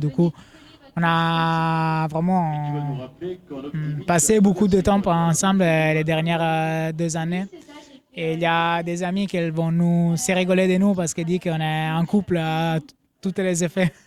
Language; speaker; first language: French; non-native, fluent; Italian